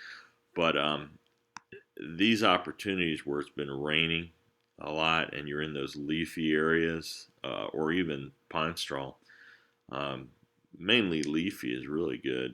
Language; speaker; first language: English; native; English